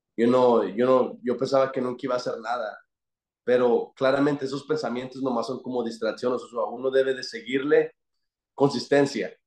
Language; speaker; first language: Spanish; early bilingual, heritage; Spanish